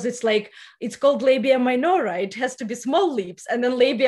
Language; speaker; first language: English; non-native, fluent; Russian